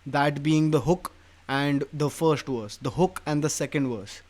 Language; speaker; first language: English; non-native, local second language; Hindi